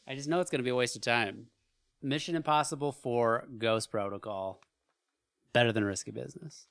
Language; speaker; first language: English; native; English